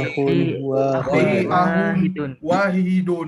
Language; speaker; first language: Arabic; non-native, learner; Indonesian